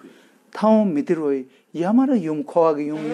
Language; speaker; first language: Mongolian; non-native, fluent; Tibetan